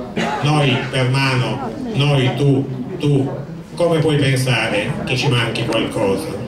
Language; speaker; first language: Italian; native; Italian